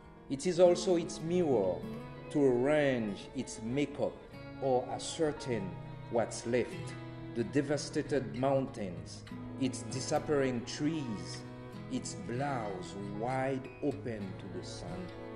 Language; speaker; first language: English; non-native, fluent; Haitian Creole